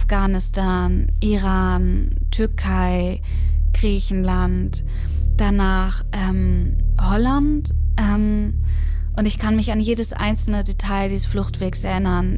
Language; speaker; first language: German; early bilingual, other home language; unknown